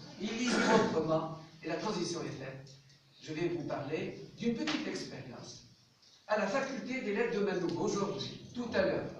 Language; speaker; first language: French; non-native, local second language; Arabic